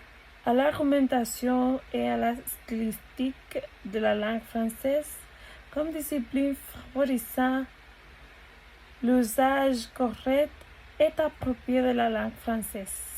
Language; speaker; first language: French; non-native, learner; Spanish